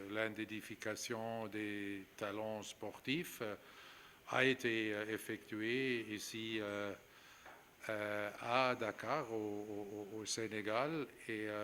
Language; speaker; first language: French; non-native, fluent; German